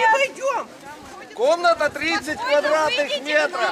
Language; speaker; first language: Russian; native; Russian